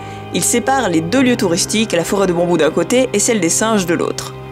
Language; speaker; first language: French; native; French